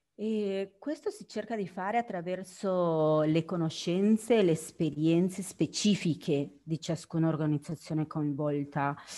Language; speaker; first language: Italian; non-native, fluent; Spanish